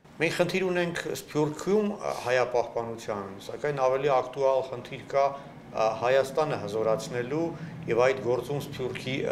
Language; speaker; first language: Armenian; native; Armenian